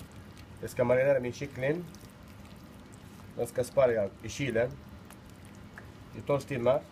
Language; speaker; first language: Swedish; non-native, learner; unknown